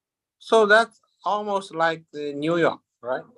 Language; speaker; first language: English; non-native, learner; Chinese